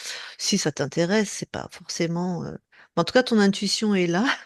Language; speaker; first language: French; native; French